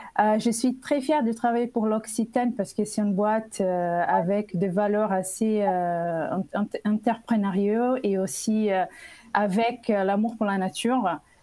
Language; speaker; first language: French; non-native, fluent; Portuguese